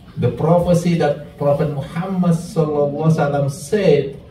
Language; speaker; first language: English; non-native, fluent; Indonesian